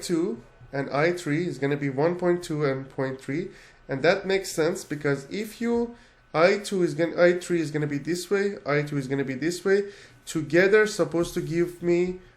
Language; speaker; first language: English; non-native, fluent; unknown